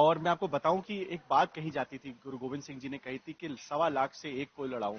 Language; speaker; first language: Hindi; native; Hindi